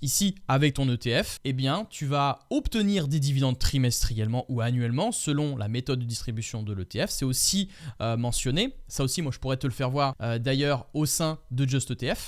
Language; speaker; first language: French; native; French